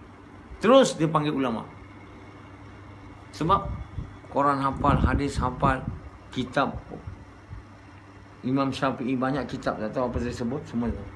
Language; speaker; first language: Malay; native; Malay